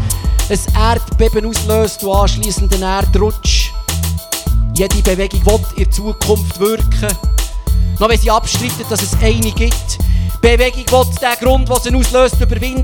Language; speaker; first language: German; native; German